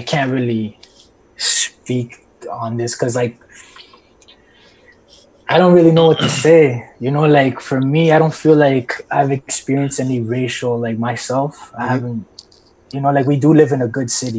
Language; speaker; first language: English; native; English